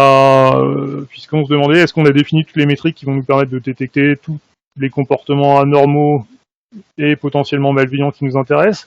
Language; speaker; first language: French; native; French